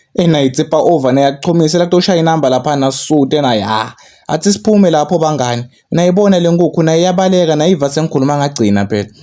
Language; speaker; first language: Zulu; non-native, local second language; Swati